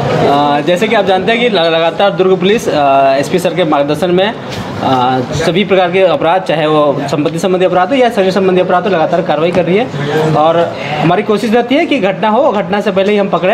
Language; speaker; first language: Hindi; native; Hindi